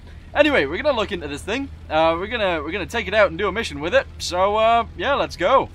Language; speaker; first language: English; native; English